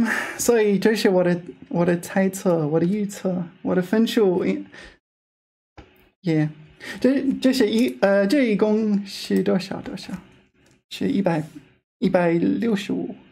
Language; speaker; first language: Chinese; non-native, fluent; English